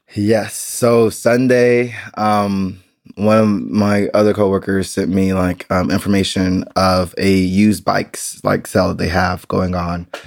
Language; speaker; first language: English; native; English